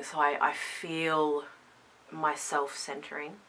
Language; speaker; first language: English; native; English